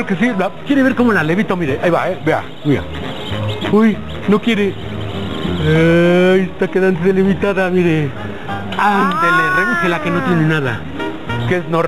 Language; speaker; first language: Spanish; native; Spanish